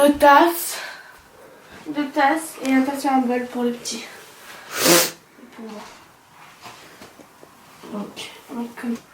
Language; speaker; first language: French; native; French